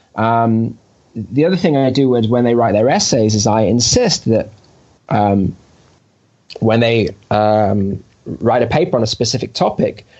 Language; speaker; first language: English; native; English